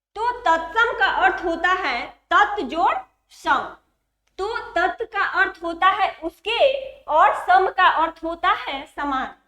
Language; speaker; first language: Hindi; native; Hindi